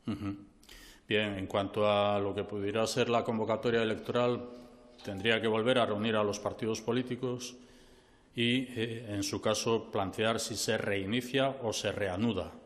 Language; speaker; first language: Spanish; native; Spanish